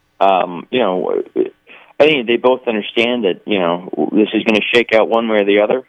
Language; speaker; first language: English; native; English